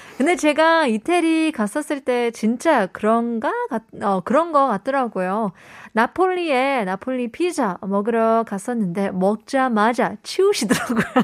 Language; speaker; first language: Korean; non-native, fluent; English